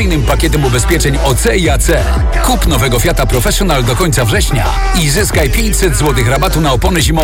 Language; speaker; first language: Polish; native; Polish